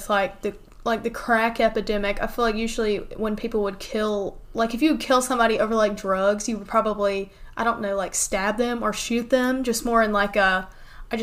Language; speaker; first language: English; native; English